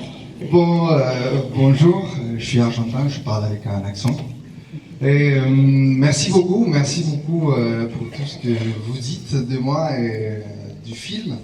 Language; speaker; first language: French; non-native, fluent; Spanish